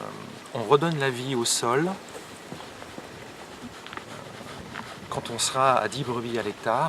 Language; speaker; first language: French; native; French